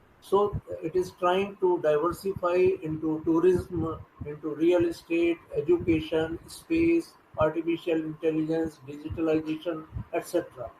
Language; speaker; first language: English; non-native, local second language; Hindi